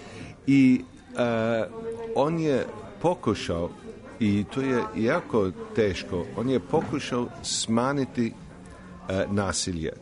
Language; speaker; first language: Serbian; non-native, fluent; English